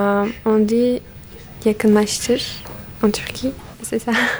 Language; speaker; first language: French; non-native, fluent; Turkish